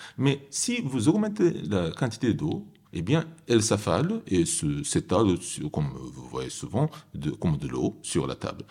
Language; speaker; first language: French; non-native, fluent; Japanese